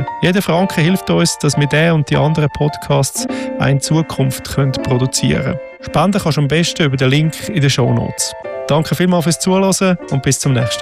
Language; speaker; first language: German; native; German